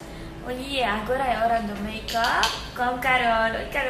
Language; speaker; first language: Portuguese; non-native, fluent; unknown